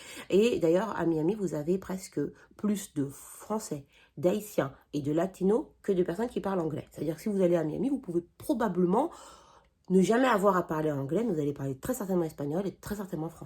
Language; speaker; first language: French; native; French